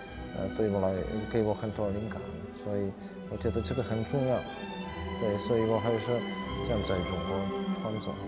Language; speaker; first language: Chinese; non-native, fluent; Czech